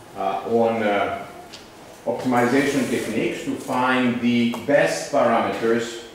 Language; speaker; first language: English; non-native, fluent; Greek